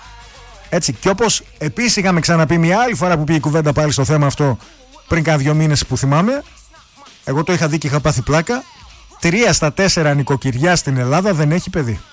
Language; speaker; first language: Greek; native; Greek